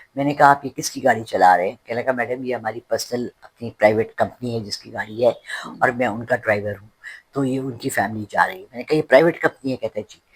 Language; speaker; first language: Urdu; native; Urdu